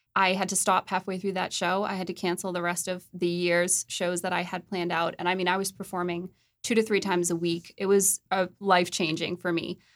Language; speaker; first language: English; native; English